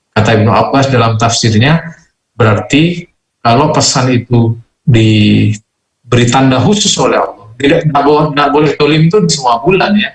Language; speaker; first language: Indonesian; native; Indonesian